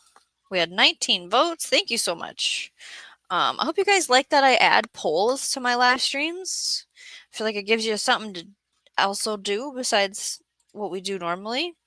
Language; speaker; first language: English; native; English